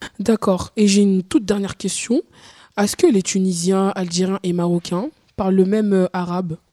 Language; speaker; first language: French; native; French